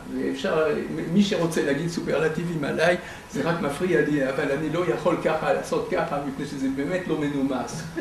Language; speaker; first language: Hebrew; non-native, fluent; French